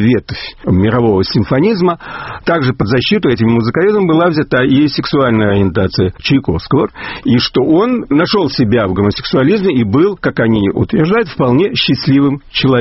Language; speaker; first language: Russian; native; Russian